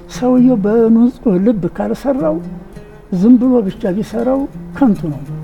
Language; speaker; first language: Amharic; native; Amharic